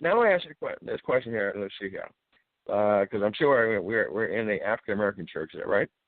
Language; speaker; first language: English; native; English